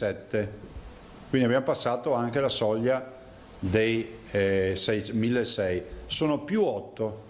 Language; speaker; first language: Italian; native; Italian